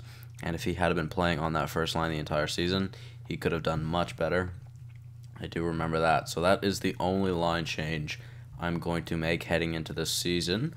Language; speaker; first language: English; native; English